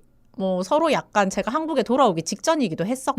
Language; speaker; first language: Korean; native; Korean